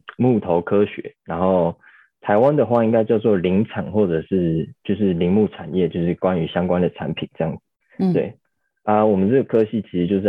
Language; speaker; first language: Chinese; native; Chinese